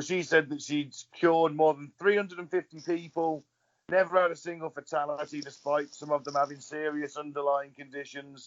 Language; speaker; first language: English; native; English